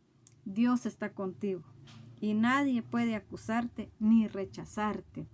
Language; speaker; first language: Spanish; native; Spanish